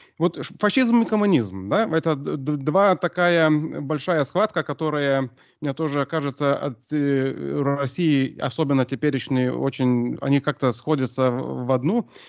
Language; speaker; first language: Russian; non-native, local second language; Lithuanian